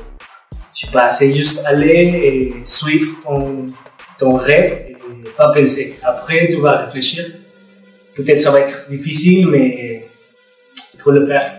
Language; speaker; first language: French; non-native, learner; Spanish